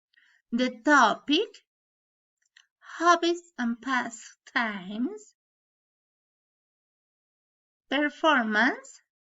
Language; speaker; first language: English; non-native, learner; Spanish